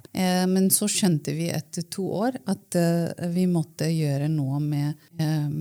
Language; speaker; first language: Norwegian; non-native, fluent; Romanian